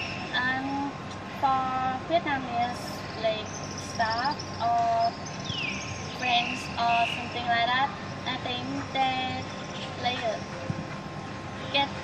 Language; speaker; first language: English; non-native, learner; Thai